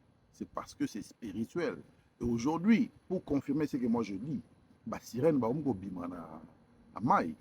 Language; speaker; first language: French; non-native, local second language; Lingala